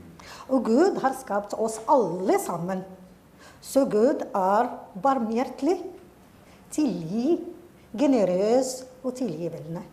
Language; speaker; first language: Norwegian; non-native, fluent; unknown